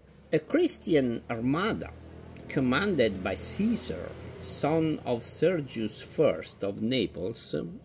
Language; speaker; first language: English; non-native, fluent; Italian